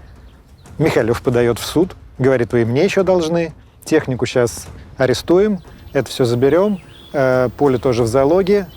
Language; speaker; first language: Russian; native; Russian